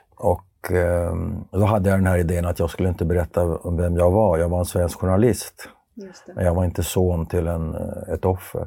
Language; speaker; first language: Swedish; native; Swedish